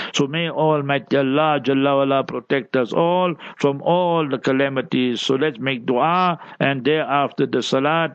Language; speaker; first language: English; early bilingual, other home language; Urdu